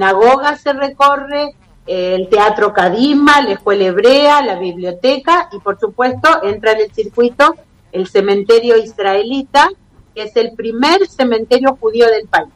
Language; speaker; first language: Spanish; native; Spanish